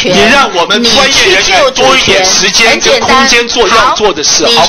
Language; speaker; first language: Chinese; native; Chinese